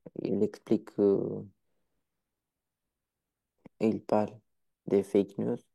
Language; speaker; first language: French; non-native, learner; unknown